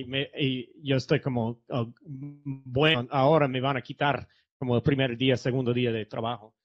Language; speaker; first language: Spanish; non-native, fluent; English